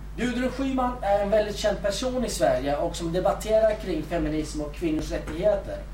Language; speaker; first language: Swedish; early bilingual, other home language; Kurdish